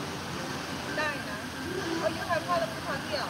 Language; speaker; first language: English; non-native, learner; Chinese